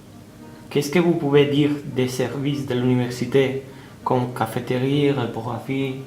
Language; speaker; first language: French; non-native, learner; Spanish